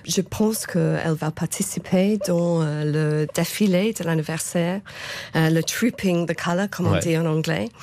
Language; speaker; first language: French; non-native, fluent; English